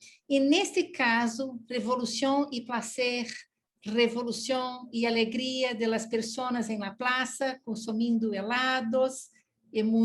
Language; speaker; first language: Spanish; non-native, learner; Portuguese